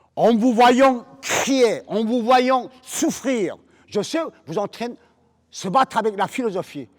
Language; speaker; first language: French; non-native, fluent; Korean